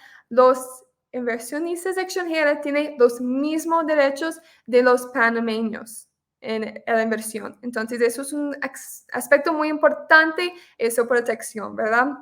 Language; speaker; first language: Spanish; non-native, fluent; English